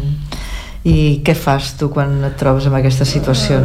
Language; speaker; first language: Catalan; native; Catalan